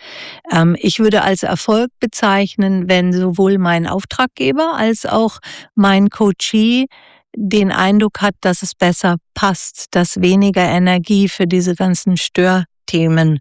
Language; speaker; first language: German; native; German